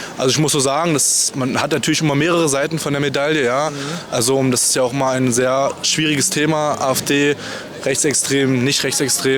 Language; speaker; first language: German; native; German